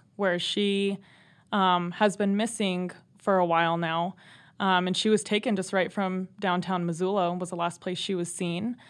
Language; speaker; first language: English; native; English